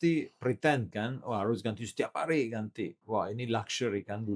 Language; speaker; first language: Indonesian; non-native, learner; Italian